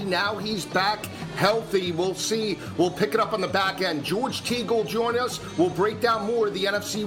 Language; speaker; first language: English; native; English